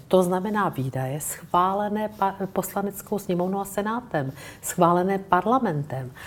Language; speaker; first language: Czech; native; Czech